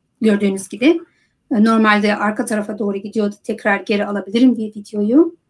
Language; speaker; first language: Turkish; early bilingual, heritage; Turkish